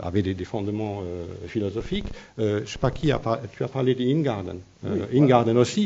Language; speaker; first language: French; non-native, local second language; Luxembourgish